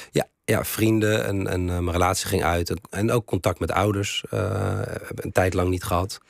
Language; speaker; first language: Dutch; native; Dutch